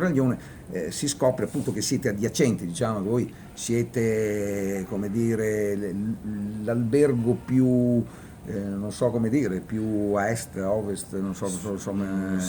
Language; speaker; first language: Italian; native; Italian